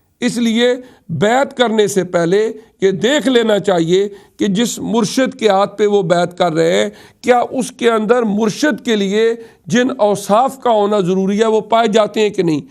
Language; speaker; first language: Urdu; non-native, local second language; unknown